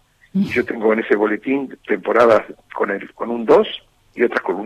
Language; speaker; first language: Spanish; native; Spanish